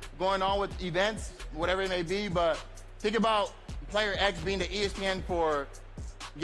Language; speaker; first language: English; native; English